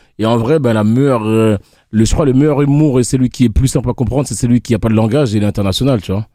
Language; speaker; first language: French; early bilingual, other home language; Haitian Creole